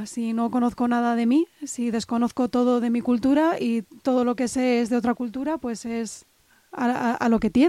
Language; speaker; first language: Spanish; native; Spanish